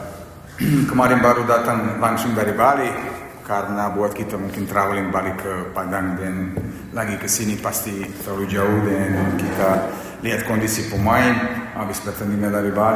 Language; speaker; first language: Indonesian; non-native, fluent; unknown